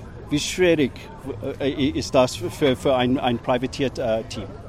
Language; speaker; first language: German; non-native, learner; English